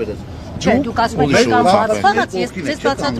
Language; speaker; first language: Armenian; native; Armenian